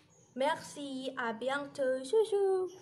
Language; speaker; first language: French; non-native, learner; Indonesian